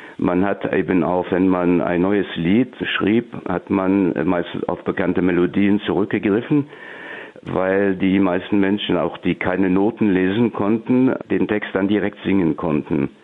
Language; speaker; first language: German; non-native, local second language; Luxembourgish